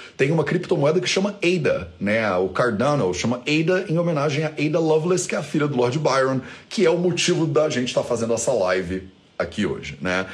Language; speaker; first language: Portuguese; native; Portuguese